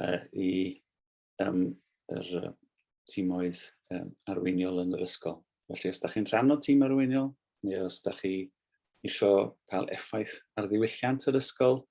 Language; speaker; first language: Welsh; native; Welsh